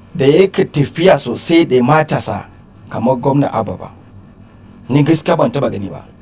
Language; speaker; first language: Hausa; non-native, local second language; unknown